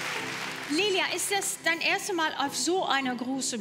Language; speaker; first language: German; native; German